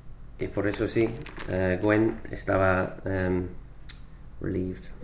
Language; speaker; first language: Spanish; non-native, fluent; English